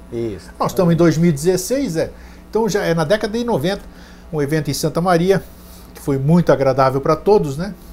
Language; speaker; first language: Portuguese; native; Portuguese